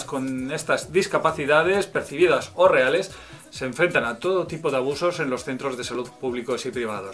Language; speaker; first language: Spanish; native; Spanish